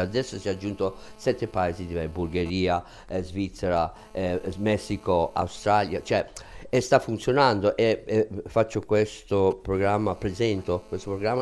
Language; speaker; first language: Italian; non-native, fluent; English